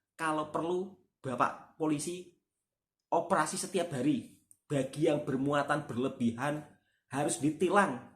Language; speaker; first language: Indonesian; native; Indonesian